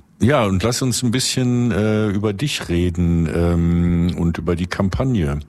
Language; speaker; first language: German; native; German